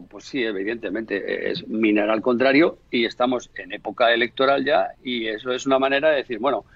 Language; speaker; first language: Spanish; native; Spanish